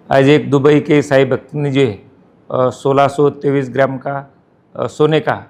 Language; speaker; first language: Hindi; non-native, local second language; Marathi